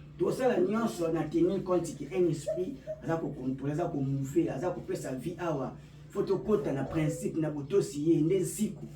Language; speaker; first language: Lingala; native; Lingala